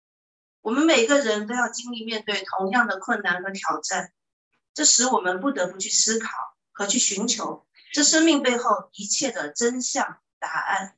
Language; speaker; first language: Chinese; native; Chinese